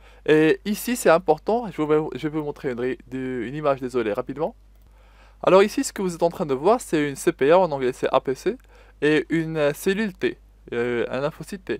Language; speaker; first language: French; non-native, local second language; Arabic